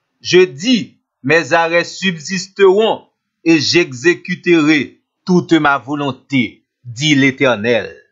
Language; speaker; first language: French; non-native, local second language; Haitian Creole